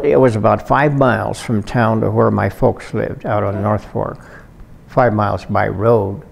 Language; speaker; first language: English; native; English